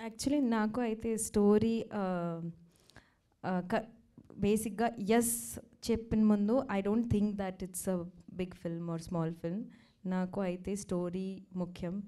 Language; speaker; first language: Telugu; non-native, fluent; Hindi